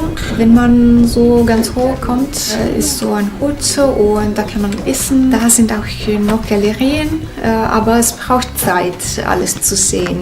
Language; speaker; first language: German; non-native, fluent; Italian